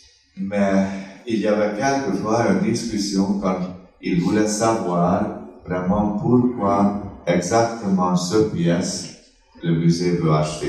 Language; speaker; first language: French; non-native, fluent; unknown